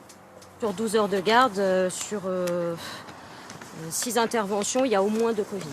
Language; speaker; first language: French; native; French